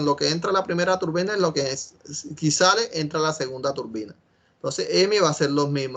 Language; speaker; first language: Spanish; native; Spanish